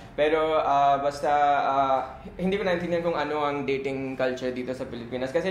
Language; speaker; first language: Filipino; non-native, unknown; Hindi